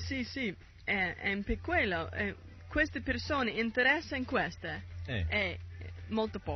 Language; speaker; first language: Italian; non-native, learner; English